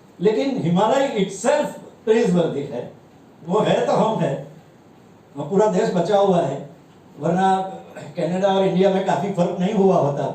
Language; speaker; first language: Hindi; non-native, local second language; Gujarati